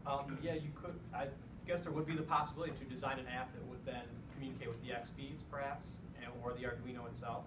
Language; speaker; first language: English; native; English